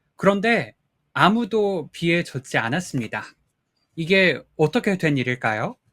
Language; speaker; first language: Korean; native; Korean